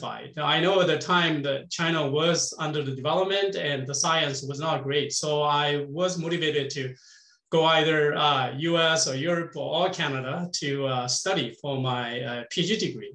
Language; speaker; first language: English; non-native, fluent; Chinese